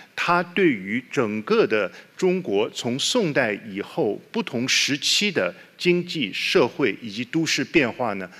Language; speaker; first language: Chinese; native; Chinese